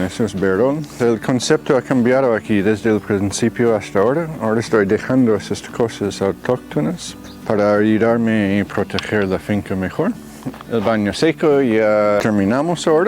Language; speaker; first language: Spanish; non-native, fluent; English